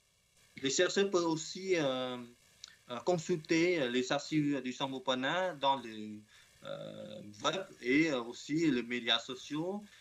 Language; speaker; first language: French; non-native, learner; Khmer